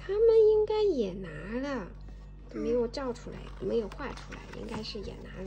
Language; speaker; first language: Chinese; native; Chinese